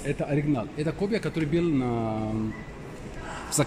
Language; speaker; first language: Russian; non-native, learner; Arabic